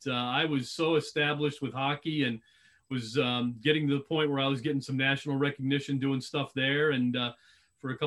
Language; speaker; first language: English; native; English